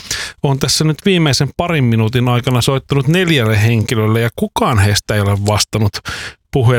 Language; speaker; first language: Finnish; native; Finnish